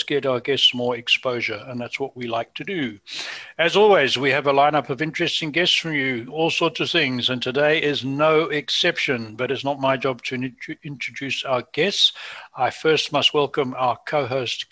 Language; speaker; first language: English; native; English